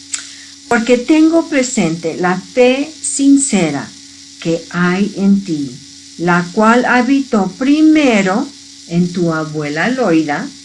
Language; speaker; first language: Spanish; early bilingual, heritage; Spanish